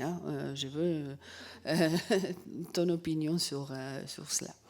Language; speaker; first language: French; non-native, fluent; Italian